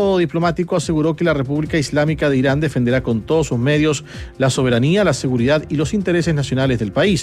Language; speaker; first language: Spanish; native; Spanish